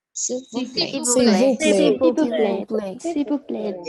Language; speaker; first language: French; non-native, learner; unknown